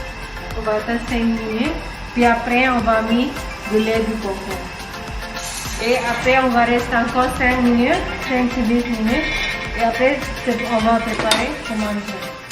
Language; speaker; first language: French; non-native, learner; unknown